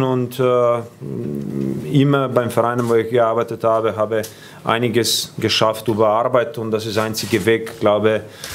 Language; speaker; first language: German; non-native, fluent; Croatian